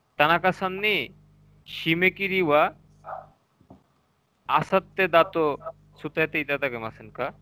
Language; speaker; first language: Japanese; non-native, learner; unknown